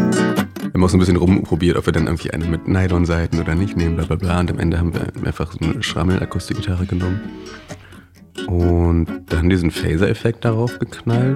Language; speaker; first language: German; native; German